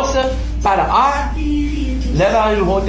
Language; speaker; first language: Spanish; non-native, learner; English